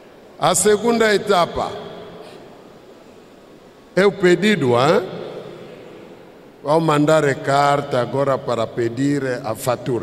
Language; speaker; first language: Portuguese; non-native, fluent; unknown